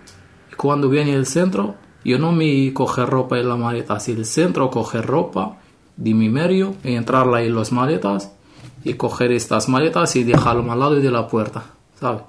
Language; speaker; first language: Spanish; non-native, learner; Arabic